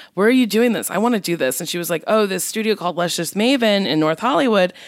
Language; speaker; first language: English; native; English